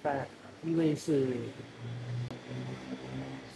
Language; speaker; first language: Chinese; early bilingual, heritage; Chinese